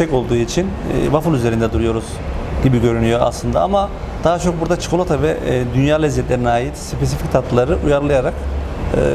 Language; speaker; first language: Turkish; native; Turkish